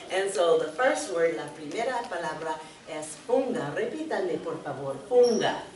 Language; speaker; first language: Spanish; non-native, learner; English